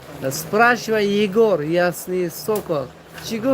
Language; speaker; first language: Russian; non-native, local second language; Tajik